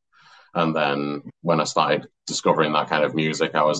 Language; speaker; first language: English; native; English